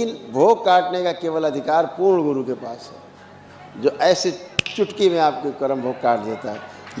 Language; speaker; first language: Hindi; native; Hindi